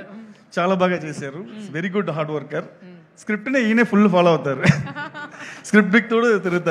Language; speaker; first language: Telugu; non-native, learner; Tamil